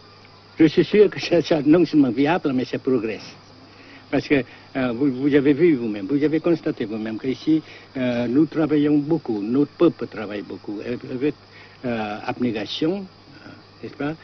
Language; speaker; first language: French; non-native, fluent; Vietnamese